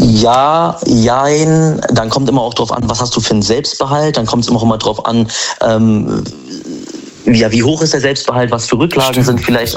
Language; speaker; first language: German; native; German